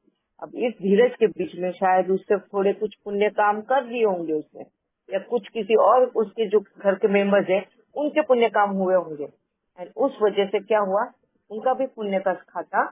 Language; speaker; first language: Hindi; native; Hindi